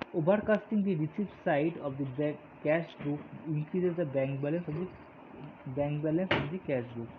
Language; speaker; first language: English; non-native, local second language; Bangla